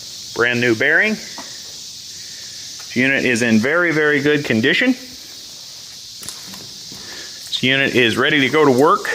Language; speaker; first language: English; native; English